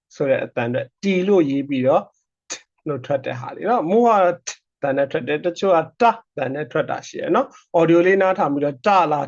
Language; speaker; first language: Burmese; native; Burmese